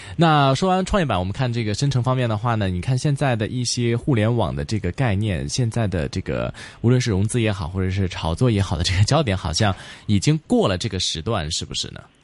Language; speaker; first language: Chinese; non-native, local second language; Cantonese